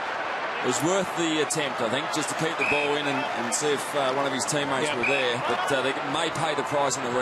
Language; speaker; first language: English; native; English